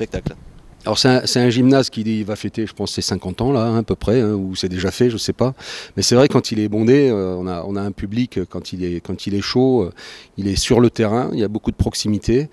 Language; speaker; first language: French; native; French